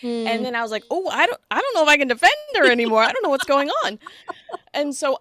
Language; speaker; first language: English; native; English